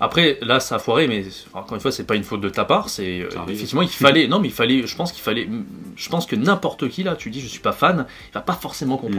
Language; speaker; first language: French; native; French